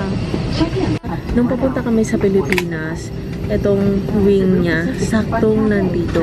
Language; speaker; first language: Filipino; early bilingual, heritage; Filipino